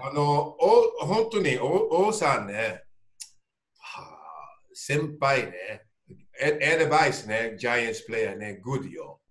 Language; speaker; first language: Japanese; non-native, learner; English